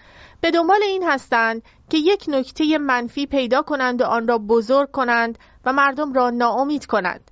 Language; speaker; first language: Persian; native; Persian